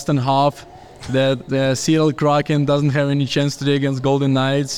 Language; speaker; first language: English; non-native, fluent; Ukrainian